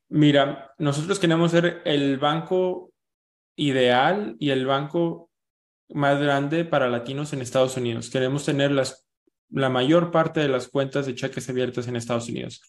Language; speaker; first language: Spanish; early bilingual, heritage; Spanish